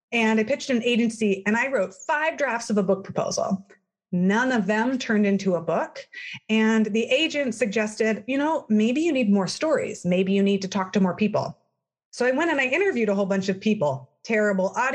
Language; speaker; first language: English; native; English